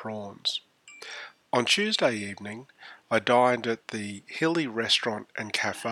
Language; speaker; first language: English; native; English